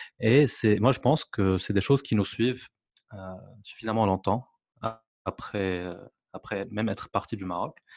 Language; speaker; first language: French; non-native, local second language; Arabic